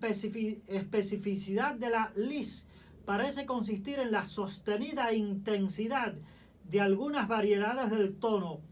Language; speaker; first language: Spanish; native; Spanish